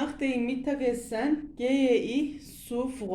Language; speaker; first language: German; non-native, learner; Turkish